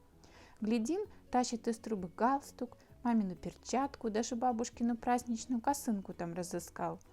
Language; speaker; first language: Russian; native; Russian